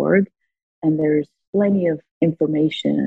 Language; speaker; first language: English; early bilingual, other home language; Spanish